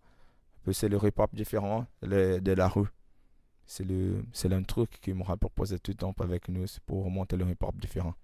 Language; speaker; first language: French; non-native, learner; Portuguese